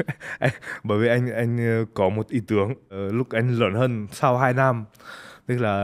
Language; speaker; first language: Vietnamese; early bilingual, heritage; Russian